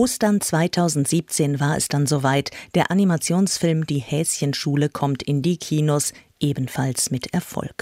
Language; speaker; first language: German; native; German